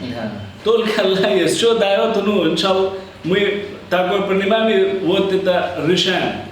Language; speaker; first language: Russian; non-native, learner; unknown